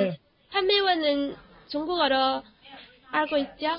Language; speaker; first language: Korean; non-native, fluent; Chinese